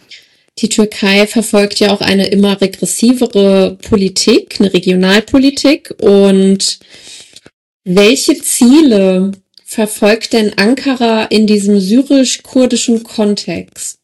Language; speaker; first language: German; native; German